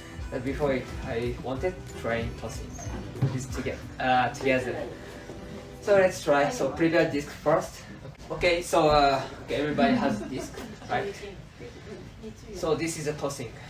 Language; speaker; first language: English; non-native, learner; Japanese